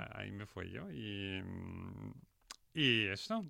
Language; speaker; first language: Spanish; non-native, fluent; French